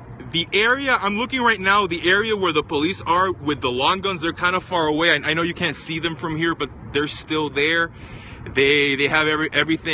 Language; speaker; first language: English; non-native, fluent; Spanish